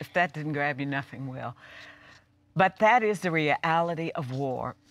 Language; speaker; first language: English; native; English